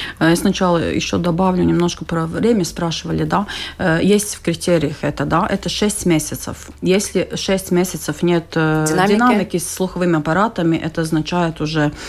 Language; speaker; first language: Russian; non-native, local second language; Latvian